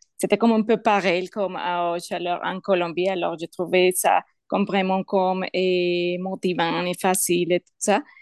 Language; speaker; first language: French; non-native, learner; Spanish